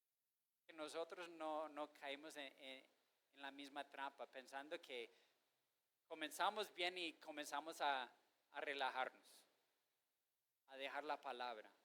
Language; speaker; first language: Spanish; non-native, fluent; English